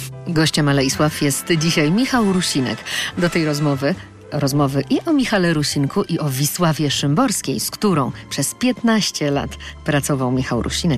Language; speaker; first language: Polish; native; Polish